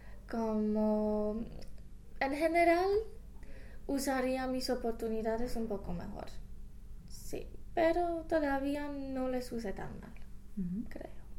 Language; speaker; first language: Spanish; non-native, fluent; English